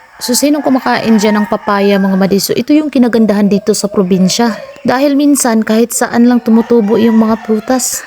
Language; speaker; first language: Filipino; non-native, local second language; Cebuano